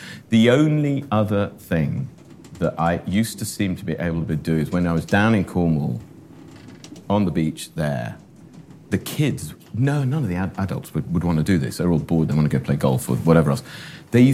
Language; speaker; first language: English; native; English